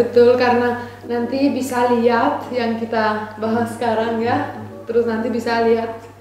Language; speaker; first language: Indonesian; non-native, fluent; Romanian